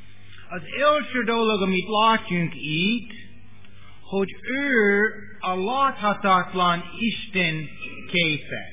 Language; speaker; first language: Hungarian; non-native, learner; English